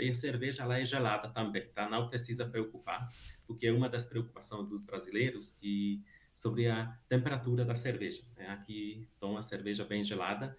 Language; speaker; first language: Portuguese; non-native, fluent; Hungarian